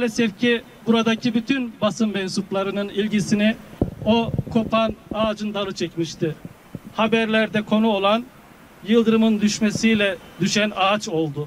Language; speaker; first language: Turkish; native; Turkish